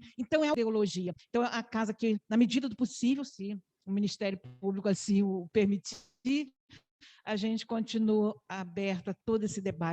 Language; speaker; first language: Portuguese; native; Portuguese